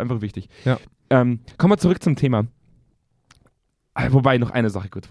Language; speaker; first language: German; native; German